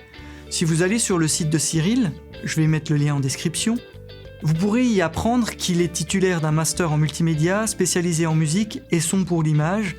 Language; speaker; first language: French; native; French